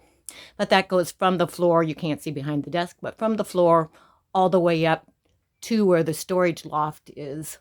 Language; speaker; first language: English; native; English